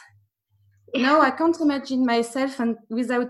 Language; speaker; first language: English; non-native, fluent; French